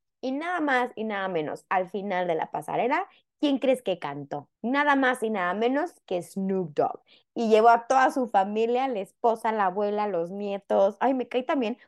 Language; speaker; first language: Spanish; native; Spanish